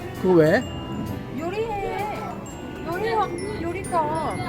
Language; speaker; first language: Korean; non-native, learner; Vietnamese